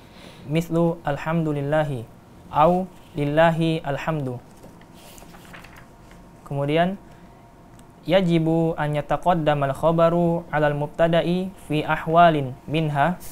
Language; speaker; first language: Arabic; non-native, fluent; Indonesian